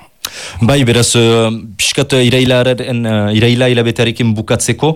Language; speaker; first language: Basque; native; Basque